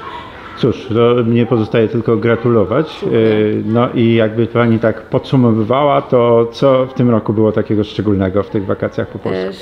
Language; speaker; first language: Polish; native; Polish